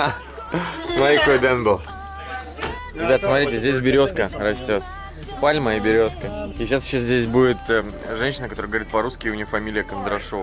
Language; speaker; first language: Russian; native; Russian